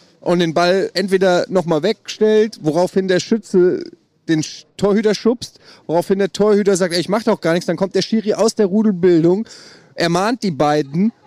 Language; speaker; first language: German; native; German